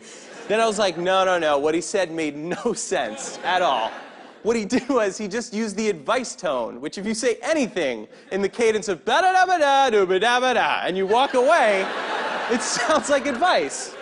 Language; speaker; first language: English; native; English